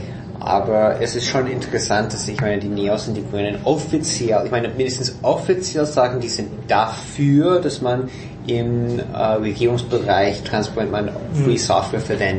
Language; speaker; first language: German; non-native, fluent; English